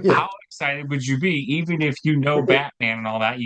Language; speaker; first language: English; native; English